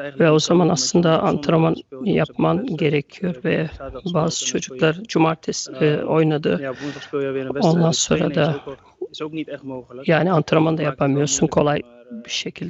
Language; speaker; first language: Turkish; early bilingual, heritage; Turkish